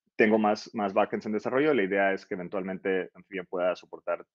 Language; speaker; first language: Spanish; native; Spanish